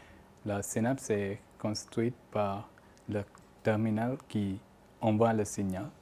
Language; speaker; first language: French; non-native, fluent; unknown